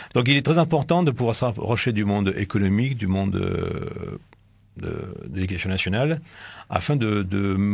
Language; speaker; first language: French; native; French